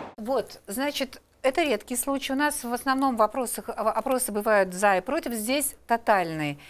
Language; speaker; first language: Russian; native; Russian